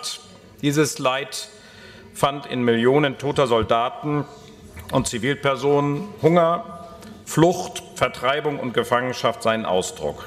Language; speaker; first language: German; native; German